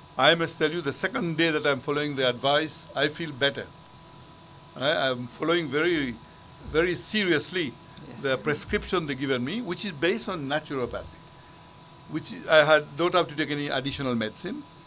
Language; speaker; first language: English; non-native, local second language; Morisyen